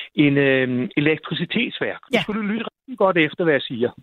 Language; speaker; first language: Danish; native; Danish